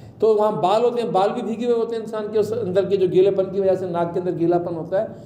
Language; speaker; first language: Urdu; non-native, local second language; Sindhi